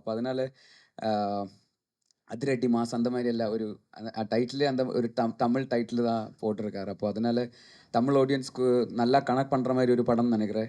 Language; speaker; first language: Tamil; non-native, learner; Malayalam